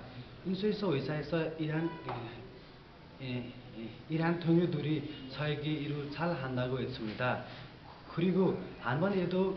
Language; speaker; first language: Korean; non-native, learner; Nepali